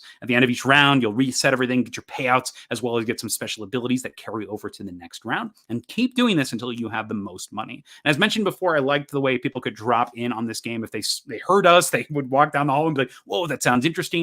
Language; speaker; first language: English; native; English